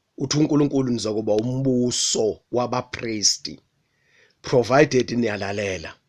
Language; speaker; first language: Zulu; native; Zulu